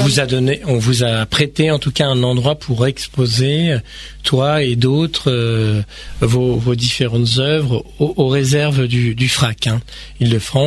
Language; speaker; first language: French; native; French